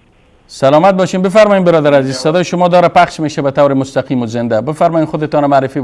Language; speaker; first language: Persian; native; Persian